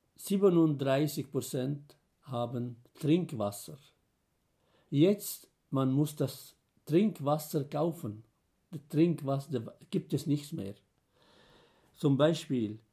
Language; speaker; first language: German; non-native, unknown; Arabic